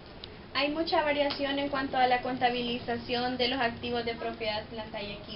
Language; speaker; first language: Spanish; native; Spanish